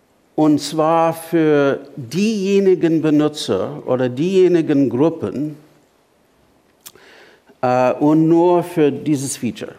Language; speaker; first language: German; non-native, fluent; English